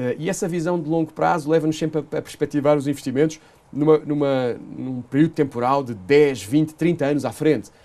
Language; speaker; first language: Portuguese; native; Portuguese